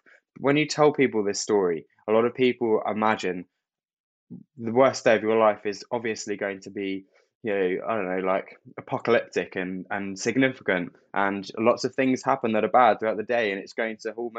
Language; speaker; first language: English; native; English